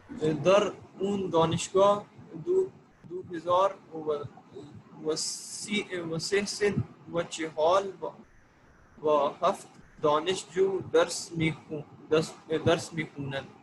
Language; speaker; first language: Persian; non-native, learner; Urdu